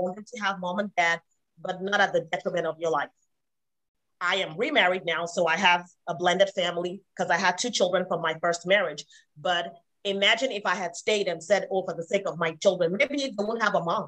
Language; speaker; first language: English; non-native, local second language; Igbo